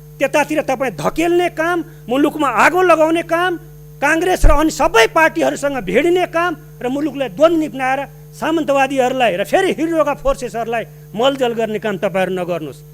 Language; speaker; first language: Nepali; non-native, local second language; Maithili